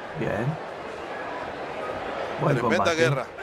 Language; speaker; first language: Spanish; native; Spanish